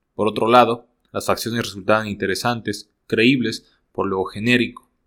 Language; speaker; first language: Spanish; native; Spanish